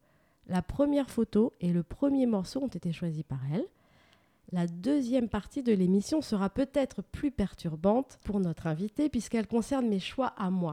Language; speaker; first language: French; native; French